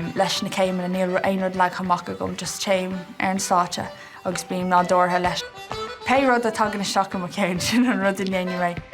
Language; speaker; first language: Irish; non-native, local second language; English